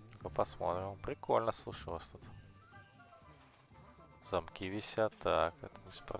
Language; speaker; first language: Russian; native; Russian